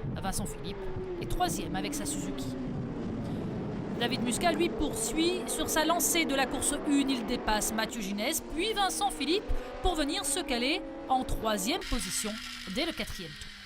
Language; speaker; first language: French; native; French